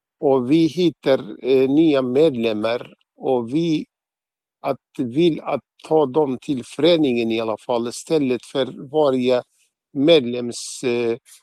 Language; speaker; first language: Swedish; non-native, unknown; Arabic